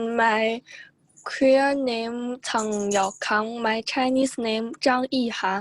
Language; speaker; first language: English; non-native, learner; Chinese